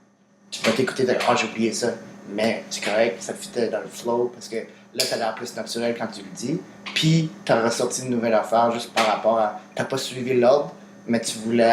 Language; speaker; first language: French; native; French